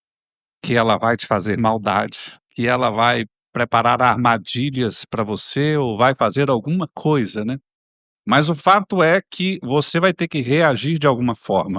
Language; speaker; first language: Portuguese; native; Portuguese